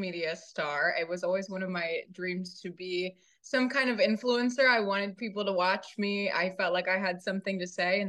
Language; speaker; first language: English; native; English